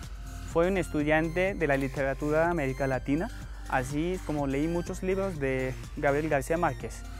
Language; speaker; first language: Spanish; non-native, fluent; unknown